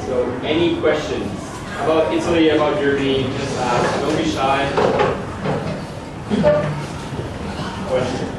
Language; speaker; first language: English; non-native, fluent; German